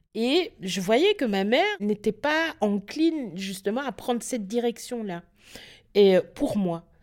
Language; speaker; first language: French; native; French